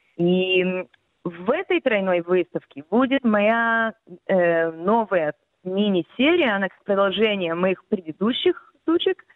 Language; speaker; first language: Russian; early bilingual, heritage; Russian